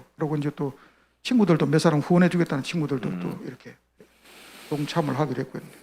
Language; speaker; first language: Korean; native; Korean